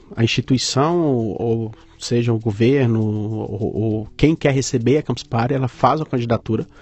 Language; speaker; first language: Portuguese; native; Portuguese